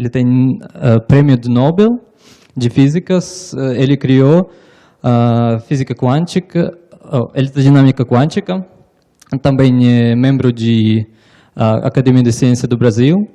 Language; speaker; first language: Portuguese; non-native, learner; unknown